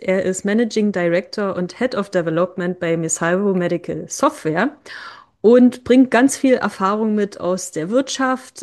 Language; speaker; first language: German; native; German